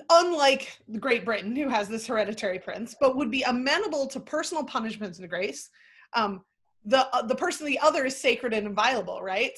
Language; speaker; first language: English; native; English